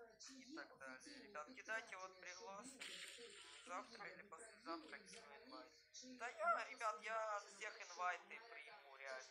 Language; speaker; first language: Russian; native; Russian